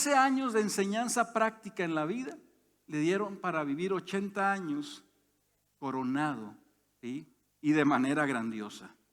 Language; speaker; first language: Spanish; native; Spanish